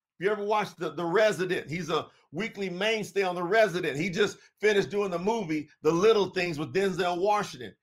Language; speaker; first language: English; native; English